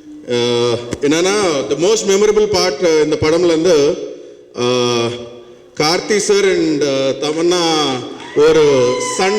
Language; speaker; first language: Tamil; non-native, learner; Telugu